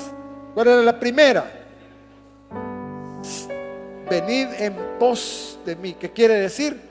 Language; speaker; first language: Spanish; native; Spanish